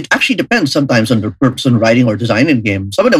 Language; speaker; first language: English; non-native, local second language; Filipino